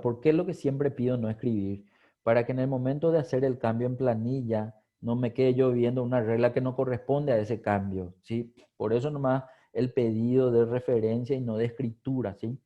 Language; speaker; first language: Spanish; native; Spanish